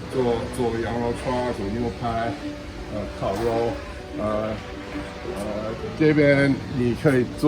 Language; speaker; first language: Chinese; early bilingual, heritage; Chinese